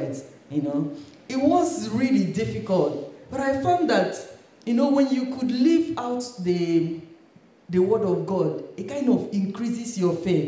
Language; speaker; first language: English; non-native, local second language; Igbo